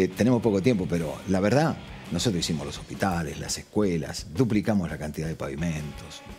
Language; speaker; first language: Spanish; native; Spanish